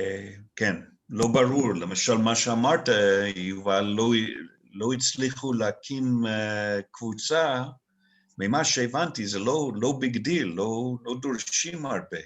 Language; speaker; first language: Hebrew; non-native, fluent; English